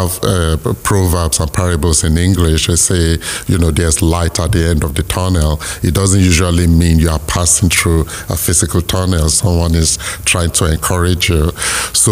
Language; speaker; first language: English; non-native, local second language; Yoruba